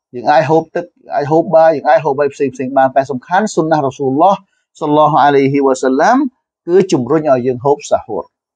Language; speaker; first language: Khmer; non-native, local second language; Western Cham